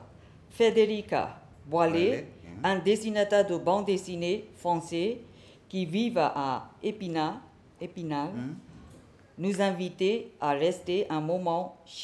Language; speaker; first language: French; non-native, learner; Burmese